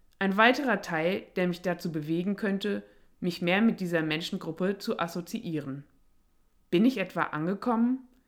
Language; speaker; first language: German; native; German